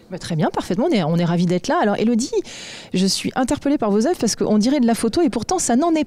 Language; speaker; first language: French; native; French